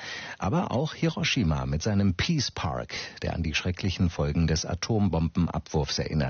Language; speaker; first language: German; native; German